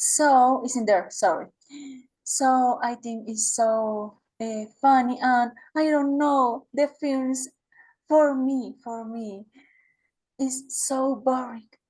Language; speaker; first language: English; non-native, learner; Spanish